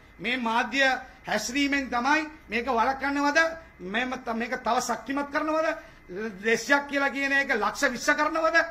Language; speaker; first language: Sinhala; non-native, local second language; Tamil